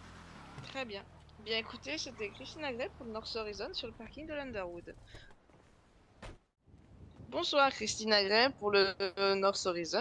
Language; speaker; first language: French; native; French